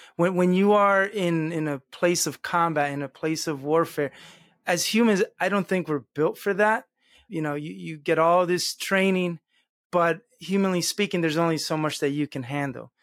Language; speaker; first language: English; early bilingual, other home language; Spanish